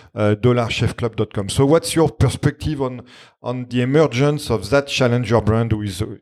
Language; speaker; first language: English; non-native, fluent; French